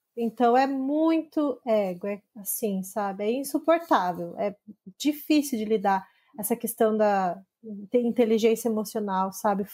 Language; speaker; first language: Portuguese; native; Portuguese